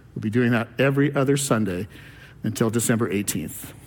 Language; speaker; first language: English; native; English